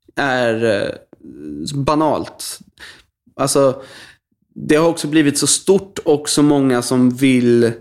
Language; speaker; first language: Swedish; native; Swedish